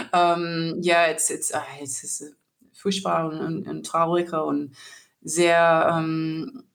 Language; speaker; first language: German; non-native, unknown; English